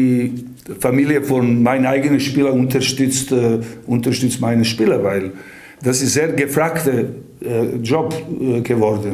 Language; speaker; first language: German; non-native, fluent; Serbian